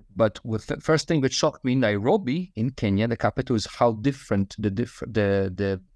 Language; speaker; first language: English; non-native, fluent; Russian